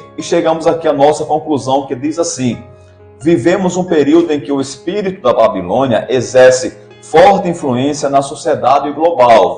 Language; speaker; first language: Portuguese; native; Portuguese